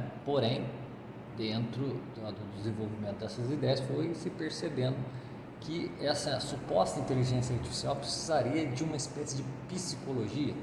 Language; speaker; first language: Portuguese; native; Portuguese